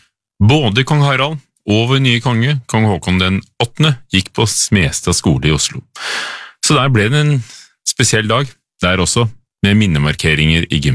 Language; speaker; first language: Norwegian; native; Norwegian